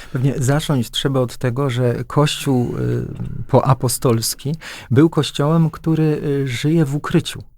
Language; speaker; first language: Polish; native; Polish